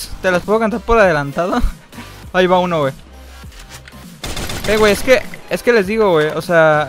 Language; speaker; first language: Spanish; native; Spanish